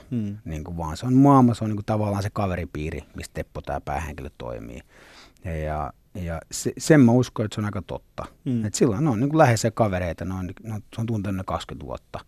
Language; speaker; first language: Finnish; early bilingual, other home language; Swedish